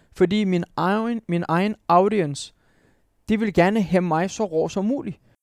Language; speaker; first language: Danish; non-native, fluent; Turkish